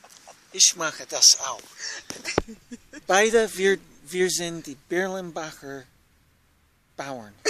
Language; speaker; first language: German; non-native, learner; English